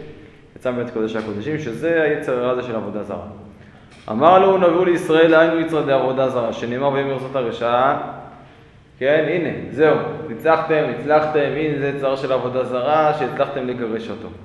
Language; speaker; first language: Hebrew; native; Hebrew